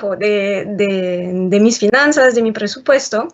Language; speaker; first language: Spanish; non-native, fluent; French